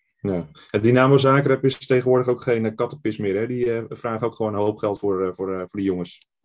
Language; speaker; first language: Dutch; native; Dutch